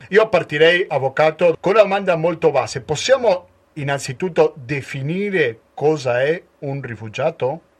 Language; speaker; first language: Italian; native; Italian